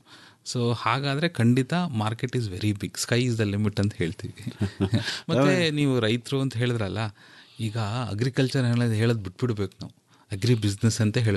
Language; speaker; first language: Kannada; native; Kannada